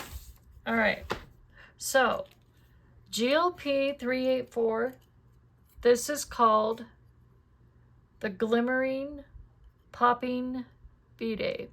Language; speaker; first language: English; native; English